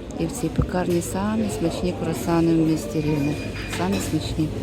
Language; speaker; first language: Ukrainian; native; Ukrainian